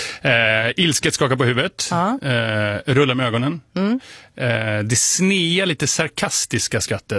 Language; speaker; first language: Swedish; native; Swedish